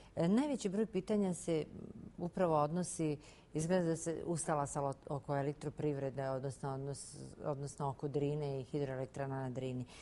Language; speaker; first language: Bosnian; native; Bosnian